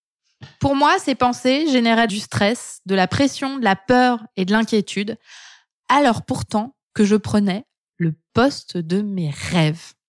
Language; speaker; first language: French; native; French